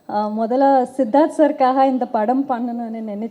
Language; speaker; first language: Tamil; non-native, learner; Kannada